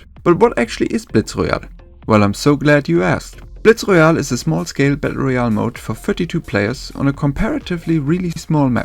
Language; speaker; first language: English; non-native, fluent; German